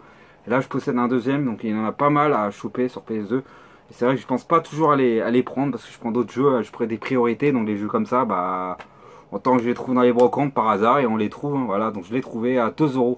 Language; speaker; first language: French; native; French